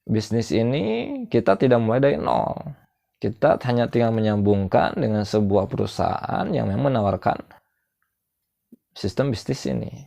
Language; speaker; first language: Indonesian; non-native, local second language; Sundanese